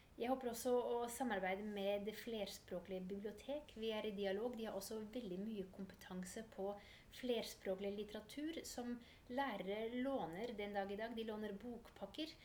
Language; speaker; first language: Norwegian; non-native, fluent; Dutch